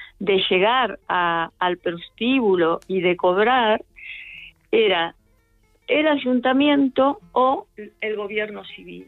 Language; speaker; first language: Spanish; native; Spanish